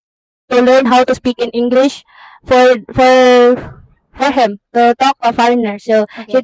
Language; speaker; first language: English; non-native, learner; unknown